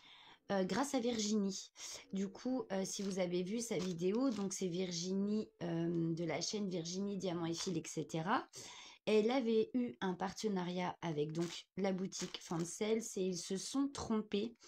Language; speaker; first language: French; native; French